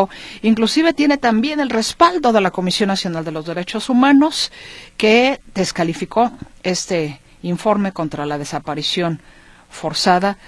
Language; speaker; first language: Spanish; native; Spanish